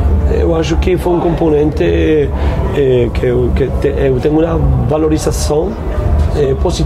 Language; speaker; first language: Portuguese; non-native, fluent; Spanish